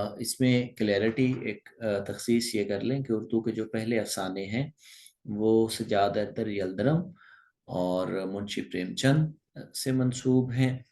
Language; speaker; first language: Urdu; non-native, local second language; Punjabi